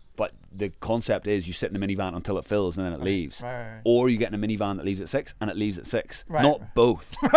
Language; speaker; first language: English; native; English